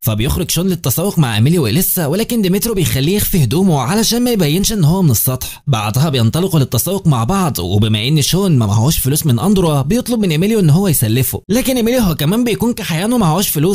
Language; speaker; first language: Arabic; native; Arabic